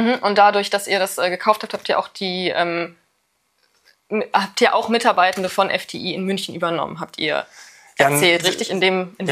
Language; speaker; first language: German; native; German